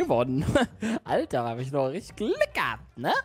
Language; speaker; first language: German; native; German